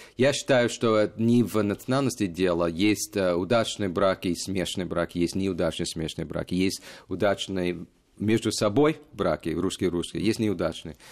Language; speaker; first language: Russian; non-native, fluent; English